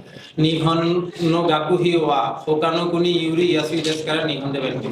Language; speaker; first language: Japanese; non-native, learner; Bangla